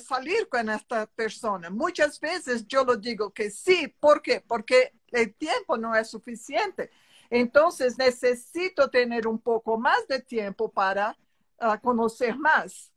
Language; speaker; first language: Spanish; non-native, learner; Portuguese